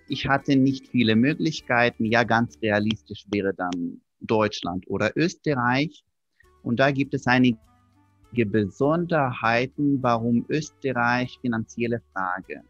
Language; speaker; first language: German; non-native, fluent; Russian